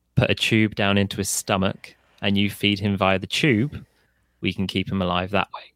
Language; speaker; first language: English; native; English